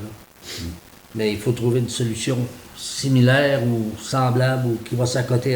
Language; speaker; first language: French; native; French